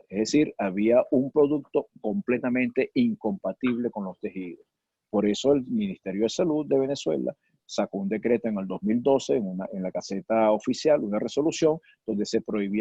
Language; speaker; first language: Spanish; native; Spanish